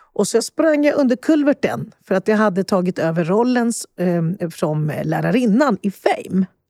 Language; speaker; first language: Swedish; early bilingual, other home language; Spanish